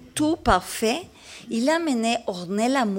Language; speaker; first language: French; non-native, learner; Spanish